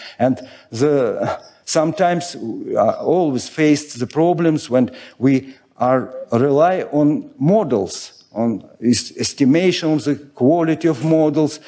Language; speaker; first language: English; non-native, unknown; Russian